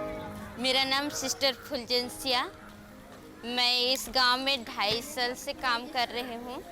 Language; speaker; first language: Hindi; non-native, local second language; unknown